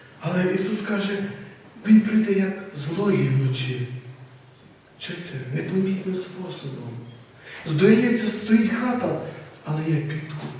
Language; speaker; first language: Ukrainian; native; Ukrainian